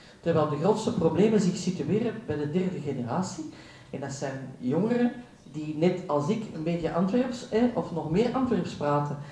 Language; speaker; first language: Dutch; native; Dutch